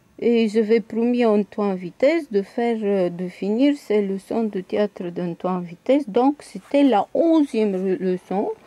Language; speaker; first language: French; non-native, fluent; Bulgarian